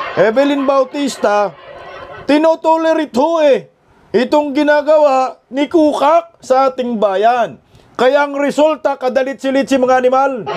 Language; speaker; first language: Filipino; non-native, local second language; Cebuano